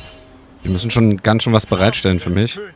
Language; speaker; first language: German; native; German